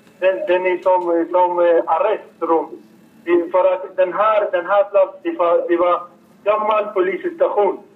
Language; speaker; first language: Swedish; non-native, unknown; Arabic